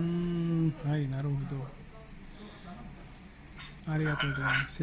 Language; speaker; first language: Japanese; non-native, fluent; Indonesian